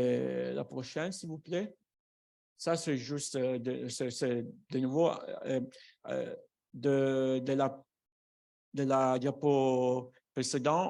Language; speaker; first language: French; non-native, fluent; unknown